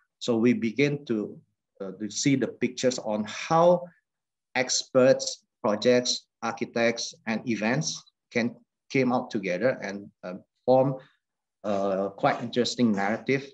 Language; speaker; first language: English; non-native, fluent; Indonesian